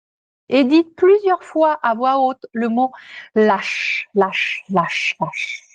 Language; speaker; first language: French; native; French